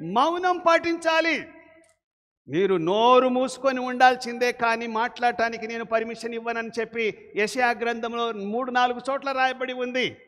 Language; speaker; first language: Telugu; non-native, local second language; Lambadi